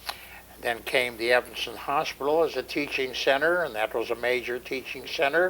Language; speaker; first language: English; native; English